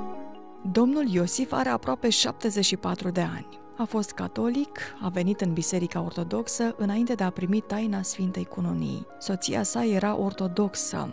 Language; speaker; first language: Romanian; native; Romanian